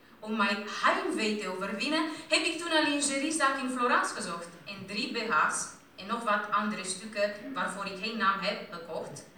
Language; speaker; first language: Dutch; non-native, fluent; Romanian